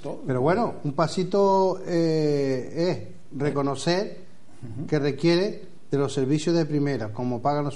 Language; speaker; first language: Spanish; native; Spanish